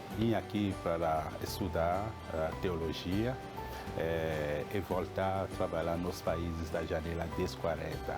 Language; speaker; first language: Portuguese; non-native, fluent; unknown